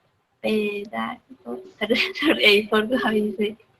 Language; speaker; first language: English; non-native, learner; Spanish